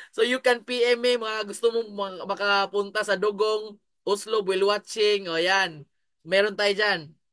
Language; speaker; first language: Filipino; non-native, local second language; Cebuano